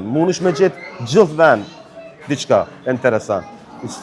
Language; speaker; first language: Albanian; early bilingual, heritage; Albanian